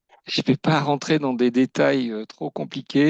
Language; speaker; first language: French; native; French